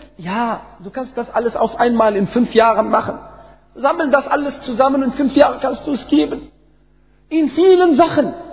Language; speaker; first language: German; non-native, fluent; Arabic